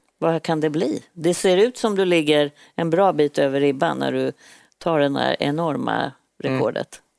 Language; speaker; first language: Swedish; native; Swedish